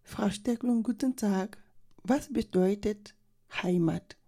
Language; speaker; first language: German; non-native, learner; French